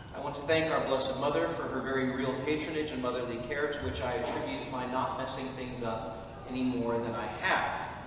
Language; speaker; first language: English; native; English